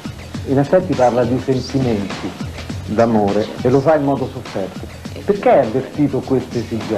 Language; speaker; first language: Italian; native; Italian